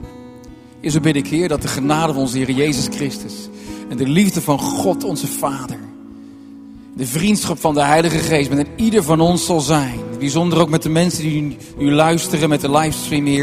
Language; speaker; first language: Dutch; native; Dutch